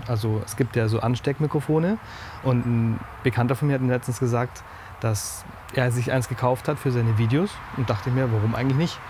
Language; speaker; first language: German; native; German